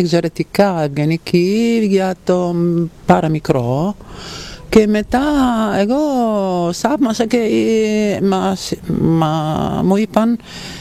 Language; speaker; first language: Greek; non-native, fluent; Italian